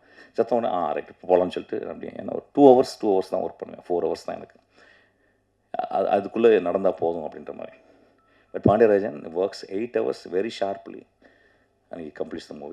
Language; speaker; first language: Tamil; native; Tamil